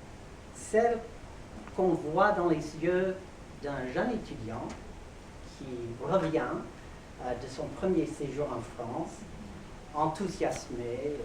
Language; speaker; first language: French; non-native, fluent; English